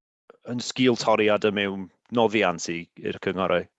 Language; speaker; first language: Welsh; native; Welsh